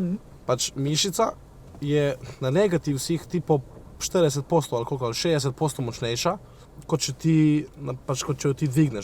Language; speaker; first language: Slovenian; native; Slovenian